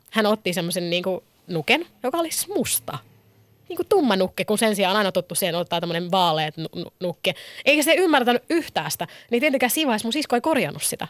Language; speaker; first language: Finnish; early bilingual, other home language; Kurdish